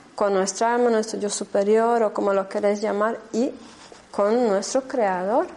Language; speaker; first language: Spanish; non-native, fluent; German